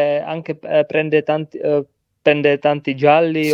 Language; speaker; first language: Italian; non-native, learner; Czech